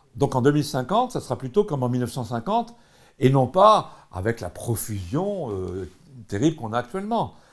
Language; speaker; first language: French; native; French